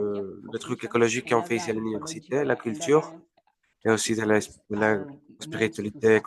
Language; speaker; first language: French; non-native, learner; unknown